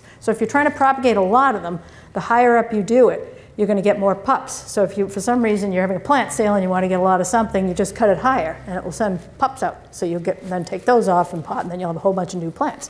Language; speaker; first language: English; native; English